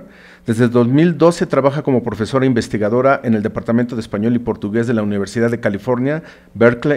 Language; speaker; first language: Spanish; native; Spanish